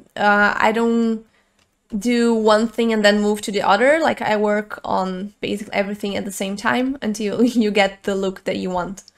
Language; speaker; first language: English; non-native, fluent; Portuguese